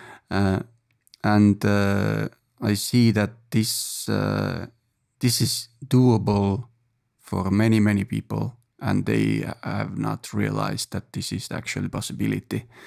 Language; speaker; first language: English; non-native, fluent; Estonian